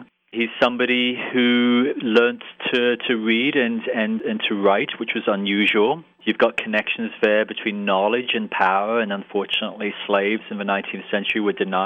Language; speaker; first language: English; native; English